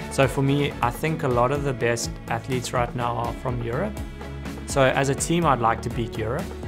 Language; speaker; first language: English; native; English